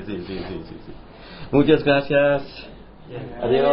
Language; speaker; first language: Spanish; non-native, learner; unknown